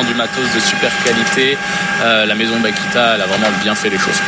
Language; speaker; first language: French; native; French